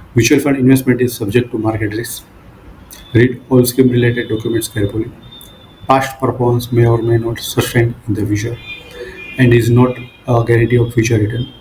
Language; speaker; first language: English; non-native, local second language; Gujarati